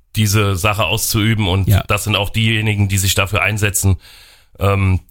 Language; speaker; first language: German; native; German